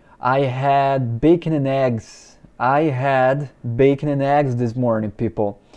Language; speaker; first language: English; non-native, fluent; Portuguese